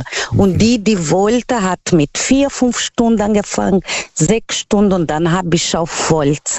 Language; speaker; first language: German; non-native, learner; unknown